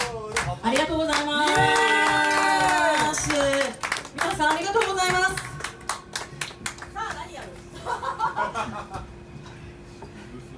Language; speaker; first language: Japanese; native; Japanese